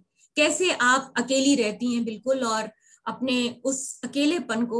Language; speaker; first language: Hindi; native; Hindi